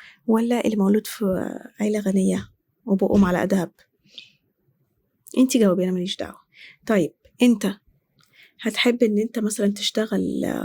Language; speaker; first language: Arabic; native; Arabic